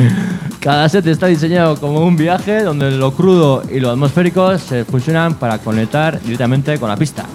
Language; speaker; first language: Spanish; non-native, local second language; Basque